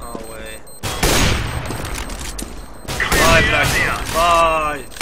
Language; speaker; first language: English; non-native, learner; Polish